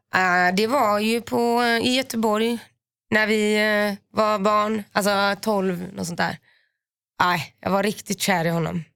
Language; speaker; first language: Swedish; native; Swedish